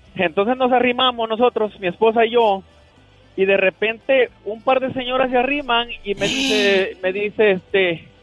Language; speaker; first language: Spanish; native; Spanish